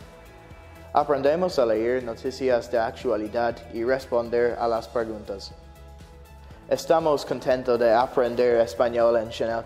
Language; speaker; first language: Spanish; non-native, learner; English